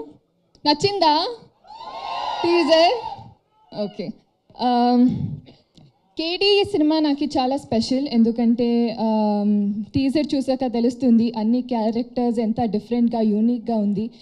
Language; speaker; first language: Telugu; non-native, learner; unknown